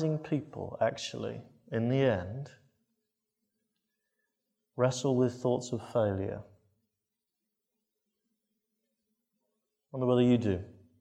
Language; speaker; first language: English; native; English